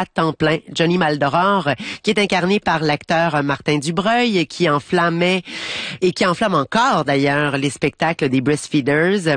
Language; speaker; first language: French; native; French